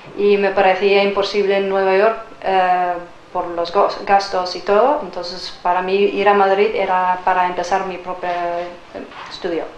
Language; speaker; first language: Spanish; non-native, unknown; Dutch